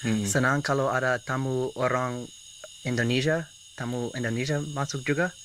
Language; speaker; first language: Indonesian; non-native, learner; English